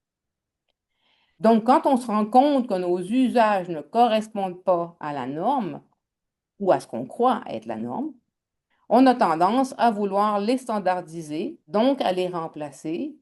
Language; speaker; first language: French; native; French